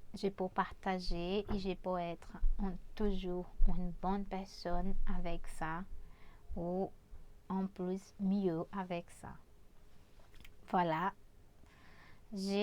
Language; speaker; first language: French; non-native, fluent; Portuguese